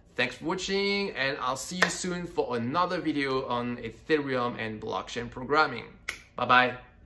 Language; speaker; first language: English; non-native, fluent; French